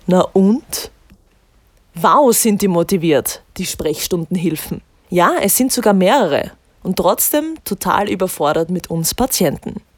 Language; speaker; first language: German; native; German